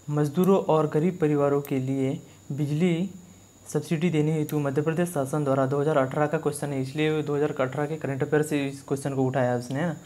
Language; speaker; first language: Hindi; native; Hindi